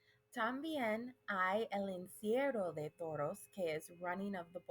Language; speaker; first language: Spanish; non-native, fluent; English